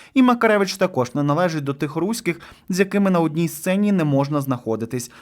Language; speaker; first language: Ukrainian; native; Ukrainian